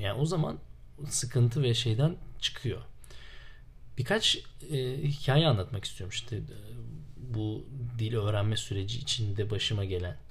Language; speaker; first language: Turkish; native; Turkish